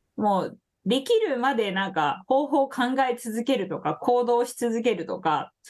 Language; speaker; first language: Japanese; native; Japanese